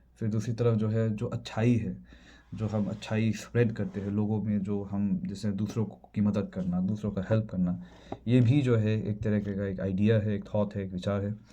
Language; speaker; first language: Hindi; non-native, local second language; Assamese